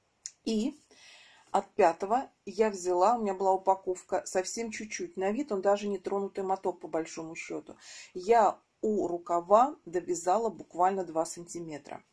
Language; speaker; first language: Russian; native; Russian